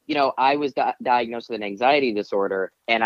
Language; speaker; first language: English; native; English